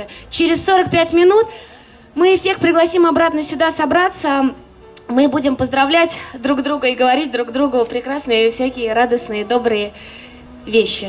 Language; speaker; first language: Russian; native; Russian